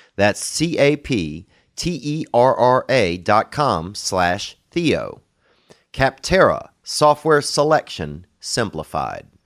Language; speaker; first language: English; native; English